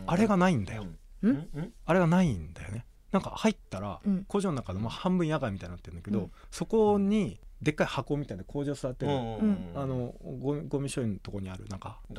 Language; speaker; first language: Japanese; native; Japanese